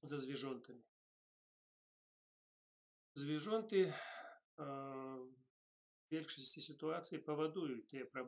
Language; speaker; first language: Polish; non-native, learner; Russian